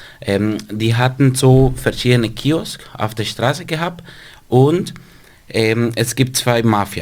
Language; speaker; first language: German; non-native, fluent; Spanish